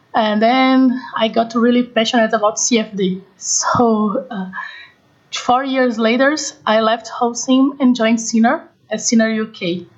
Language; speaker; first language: English; non-native, fluent; Portuguese